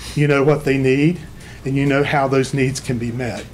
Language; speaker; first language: English; native; English